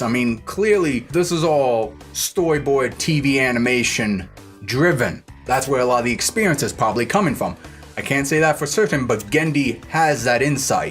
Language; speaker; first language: English; native; English